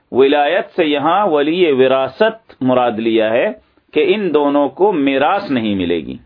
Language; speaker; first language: Urdu; native; Urdu